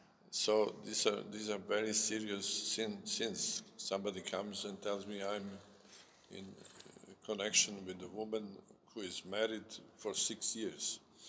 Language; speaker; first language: English; non-native, fluent; Serbian